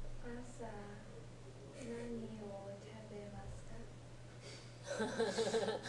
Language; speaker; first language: Japanese; non-native, learner; English